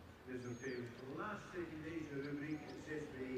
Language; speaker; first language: Dutch; native; Dutch